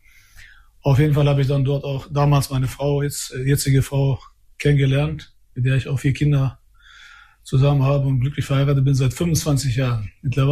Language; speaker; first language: German; early bilingual, other home language; Albanian